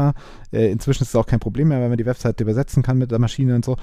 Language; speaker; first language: German; native; German